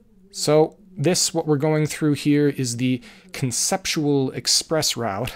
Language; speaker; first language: English; native; English